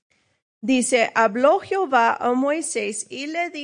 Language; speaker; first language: Spanish; early bilingual, heritage; English